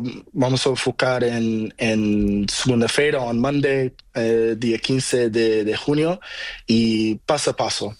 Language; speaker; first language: Spanish; non-native, learner; Portuguese